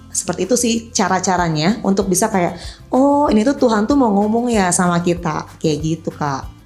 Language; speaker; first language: Indonesian; native; Indonesian